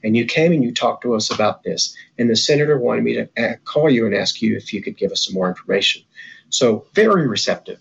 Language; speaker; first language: English; early bilingual, other home language; Spanish